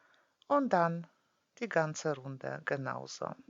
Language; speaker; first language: German; non-native, fluent; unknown